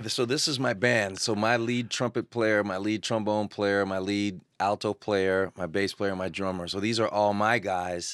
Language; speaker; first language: English; native; English